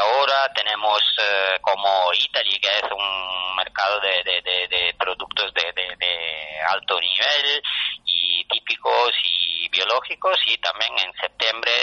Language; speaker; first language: Spanish; non-native, fluent; Italian